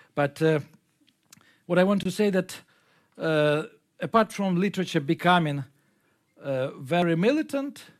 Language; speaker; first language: English; non-native, fluent; Ukrainian